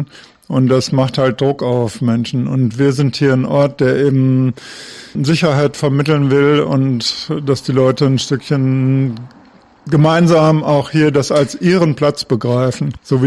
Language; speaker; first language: German; native; German